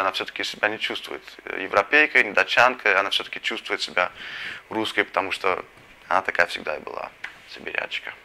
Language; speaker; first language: Russian; early bilingual, heritage; Russian